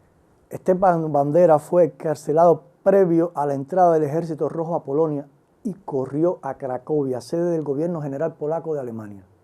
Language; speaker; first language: Spanish; native; Spanish